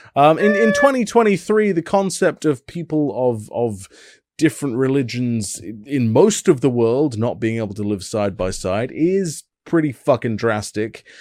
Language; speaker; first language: English; native; English